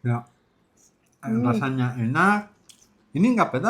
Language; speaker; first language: Indonesian; non-native, learner; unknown